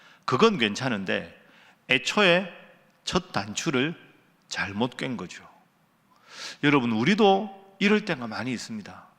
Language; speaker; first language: Korean; native; Korean